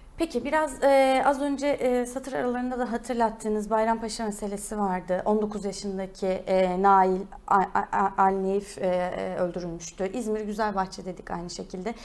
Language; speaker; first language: Turkish; native; Turkish